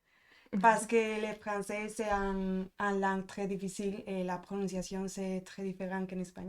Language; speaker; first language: French; non-native, fluent; Spanish